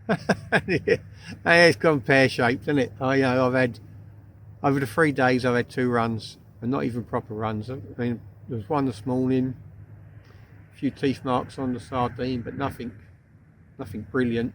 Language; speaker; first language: English; native; English